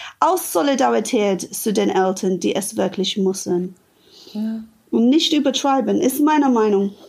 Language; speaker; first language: German; non-native, fluent; English